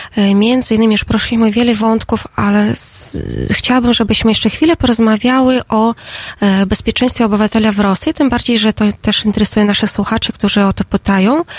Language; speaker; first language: Polish; non-native, fluent; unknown